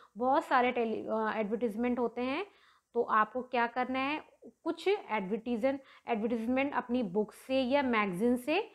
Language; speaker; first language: Hindi; native; Hindi